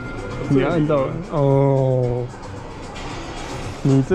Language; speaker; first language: Chinese; native; Chinese